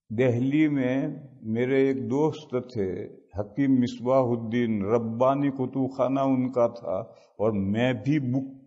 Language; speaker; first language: Urdu; non-native, local second language; Gujarati